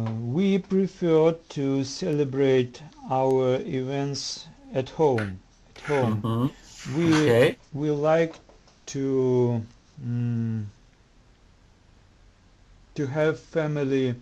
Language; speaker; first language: English; non-native, learner; Russian